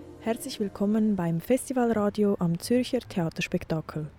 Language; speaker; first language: German; non-native, learner; Persian